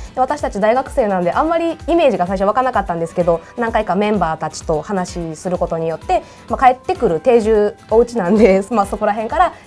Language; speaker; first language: Japanese; native; Japanese